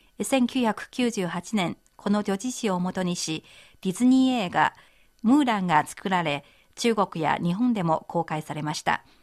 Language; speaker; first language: Japanese; non-native, fluent; Chinese